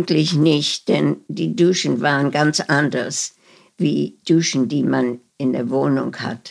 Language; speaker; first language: German; early bilingual, heritage; German